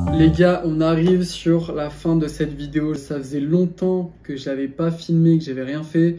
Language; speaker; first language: French; native; French